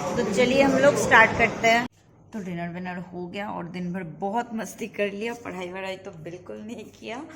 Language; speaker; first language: Hindi; non-native, local second language; Bangla